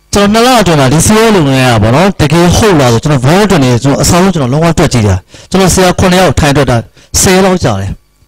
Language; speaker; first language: Burmese; native; Burmese